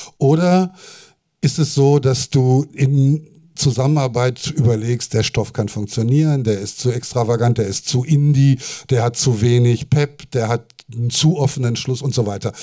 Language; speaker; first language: German; native; German